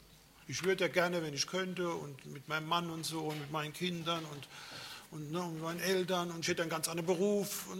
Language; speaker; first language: German; native; German